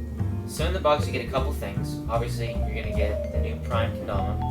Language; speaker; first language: English; native; English